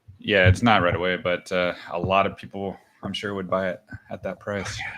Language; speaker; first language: English; native; English